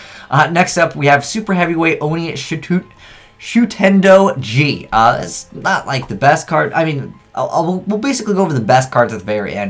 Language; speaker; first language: English; native; English